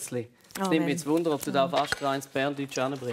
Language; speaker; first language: German; native; German